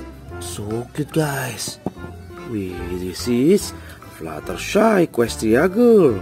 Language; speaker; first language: English; non-native, learner; Indonesian